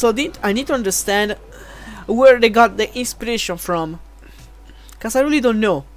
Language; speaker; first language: English; non-native, fluent; Italian